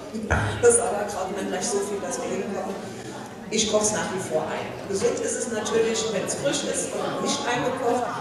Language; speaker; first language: German; native; German